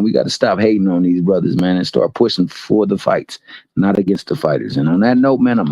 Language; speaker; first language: English; native; English